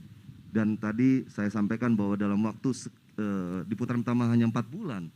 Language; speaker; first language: Indonesian; native; Indonesian